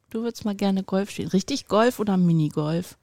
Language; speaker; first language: German; native; German